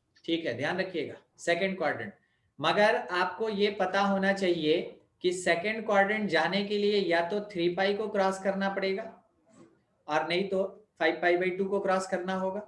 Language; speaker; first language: Hindi; native; Hindi